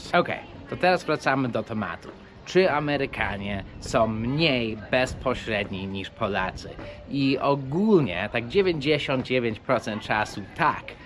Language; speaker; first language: Polish; non-native, fluent; English